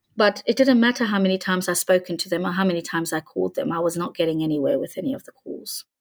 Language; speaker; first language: English; non-native, fluent; Hungarian